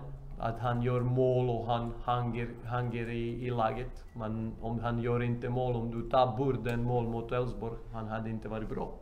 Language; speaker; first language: Swedish; non-native, fluent; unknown